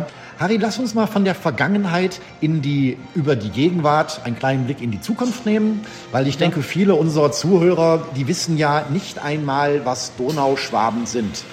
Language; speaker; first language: German; native; German